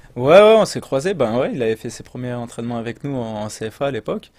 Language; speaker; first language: French; native; French